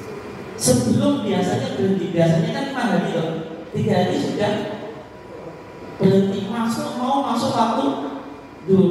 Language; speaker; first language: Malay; non-native, local second language; Javanese